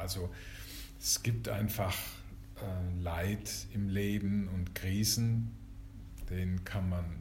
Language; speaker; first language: German; native; German